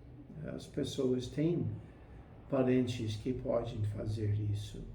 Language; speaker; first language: Portuguese; non-native, fluent; English